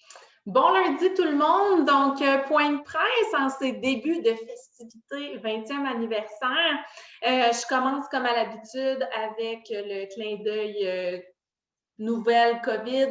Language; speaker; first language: French; native; French